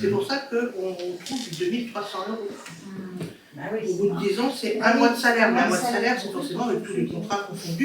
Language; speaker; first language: French; native; French